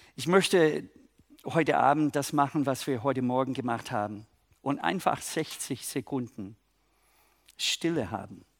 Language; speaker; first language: German; non-native, fluent; English